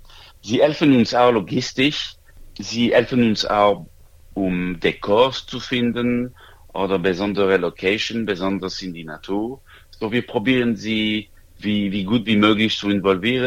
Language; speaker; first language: German; non-native, local second language; French